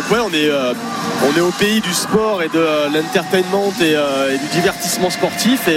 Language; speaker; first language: French; native; French